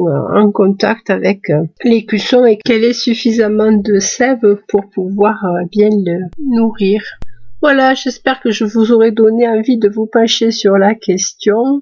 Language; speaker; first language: French; native; French